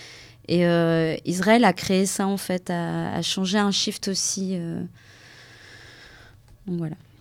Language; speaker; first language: French; native; French